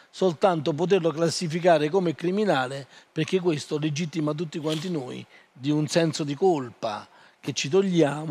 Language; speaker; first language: Italian; native; Italian